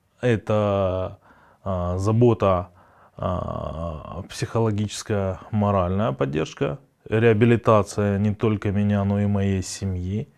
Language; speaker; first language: Ukrainian; non-native, local second language; Russian